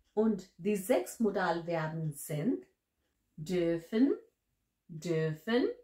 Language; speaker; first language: German; non-native, fluent; Hindi